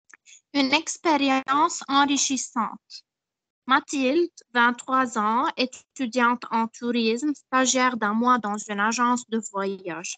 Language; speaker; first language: French; non-native, learner; Arabic